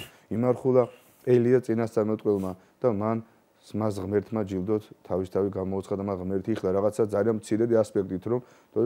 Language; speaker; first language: Georgian; native; Georgian